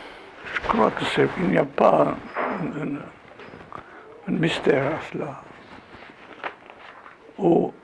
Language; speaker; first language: French; non-native, fluent; Albanian